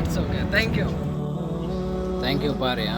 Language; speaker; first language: English; non-native, learner; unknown